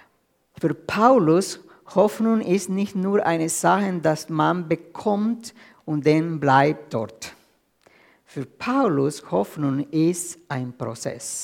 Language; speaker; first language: German; non-native, fluent; Spanish